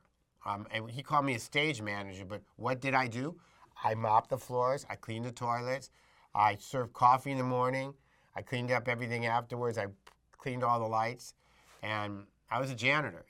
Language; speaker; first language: English; native; English